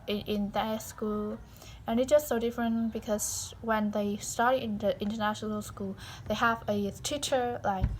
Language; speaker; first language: English; non-native, learner; Vietnamese